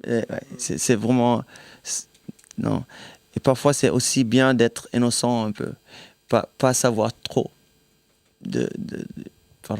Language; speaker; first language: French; non-native, fluent; German